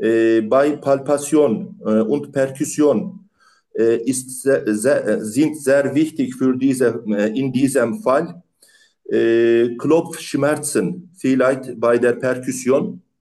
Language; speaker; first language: German; non-native, learner; Turkish